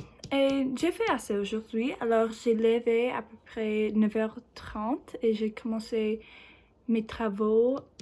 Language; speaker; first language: French; non-native, learner; English